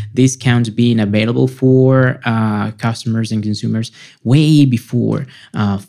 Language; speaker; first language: English; non-native, fluent; Spanish